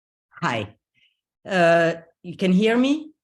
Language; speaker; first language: English; non-native, fluent; Italian